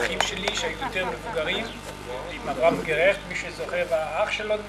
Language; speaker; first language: Hebrew; early bilingual, other home language; French